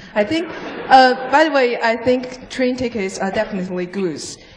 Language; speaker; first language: English; non-native, fluent; Chinese